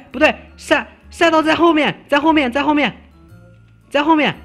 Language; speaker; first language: Chinese; native; Chinese